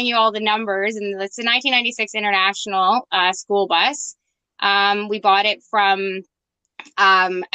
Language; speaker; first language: English; native; English